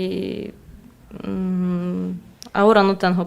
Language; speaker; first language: Spanish; non-native, learner; Russian